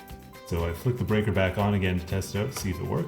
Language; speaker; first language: English; native; English